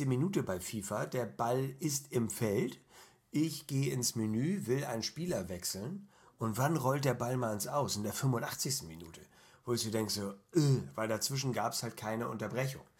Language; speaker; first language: German; native; German